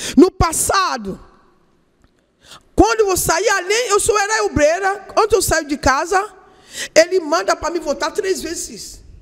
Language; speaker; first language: Portuguese; non-native, learner; Yoruba